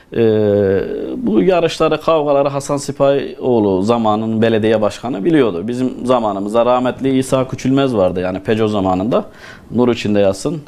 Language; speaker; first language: Turkish; native; Turkish